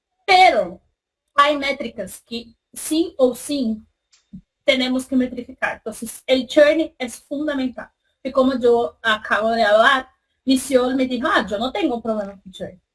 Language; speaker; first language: Spanish; non-native, fluent; Portuguese